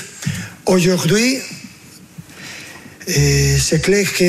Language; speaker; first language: French; non-native, fluent; Spanish